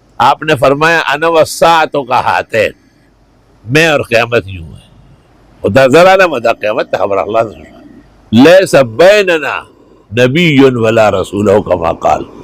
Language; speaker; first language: Urdu; non-native, local second language; Pashto